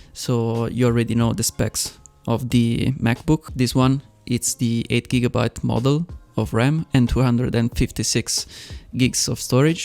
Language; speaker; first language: English; non-native, fluent; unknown